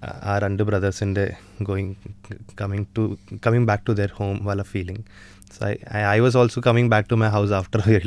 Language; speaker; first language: Malayalam; non-native, fluent; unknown